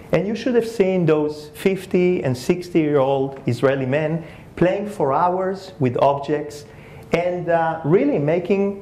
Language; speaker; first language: English; early bilingual, other home language; Spanish